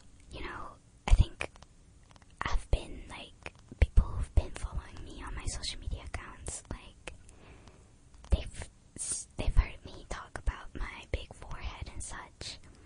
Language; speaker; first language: English; early bilingual, other home language; Japanese